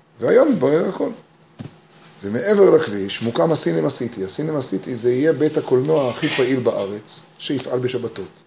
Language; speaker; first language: Hebrew; native; Hebrew